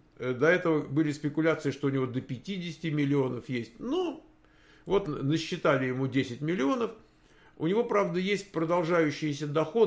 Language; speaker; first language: Russian; native; Russian